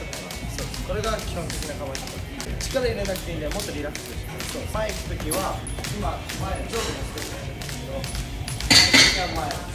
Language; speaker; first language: Japanese; native; Japanese